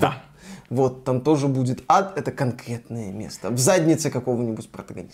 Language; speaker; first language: Russian; native; Russian